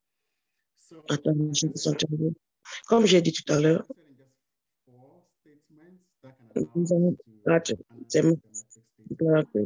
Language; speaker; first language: French; non-native, learner; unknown